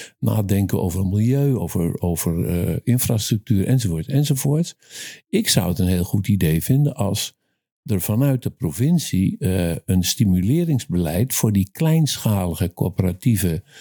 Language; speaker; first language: Dutch; native; Dutch